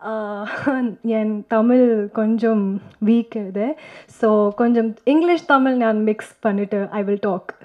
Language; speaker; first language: Tamil; non-native, local second language; Malayalam